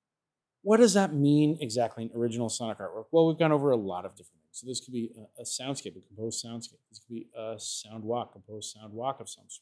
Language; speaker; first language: English; native; English